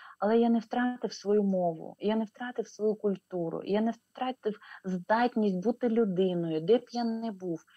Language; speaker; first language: Ukrainian; non-native, local second language; Russian